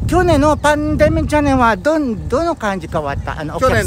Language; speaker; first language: Japanese; non-native, learner; Filipino